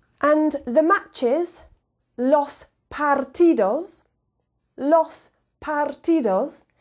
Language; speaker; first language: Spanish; non-native, fluent; English